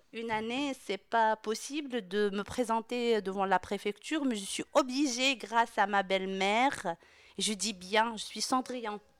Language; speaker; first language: French; non-native, local second language; Arabic